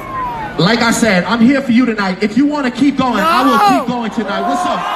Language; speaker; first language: English; native; English